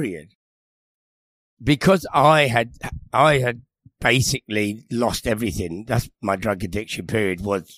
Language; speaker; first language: English; native; English